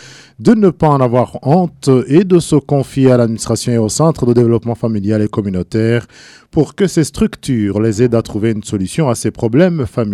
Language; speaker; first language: French; non-native, local second language; Rundi